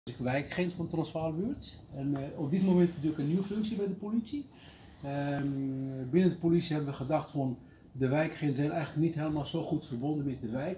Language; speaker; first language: Dutch; early bilingual, other home language; Arabic